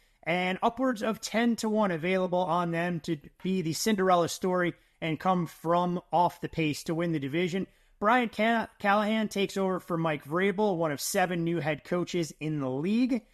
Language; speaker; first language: English; native; English